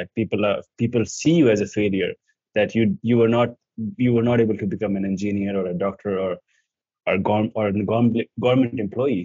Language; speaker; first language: English; non-native, local second language; Hindi